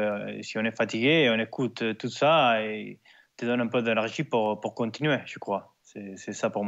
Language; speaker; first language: French; non-native, learner; Spanish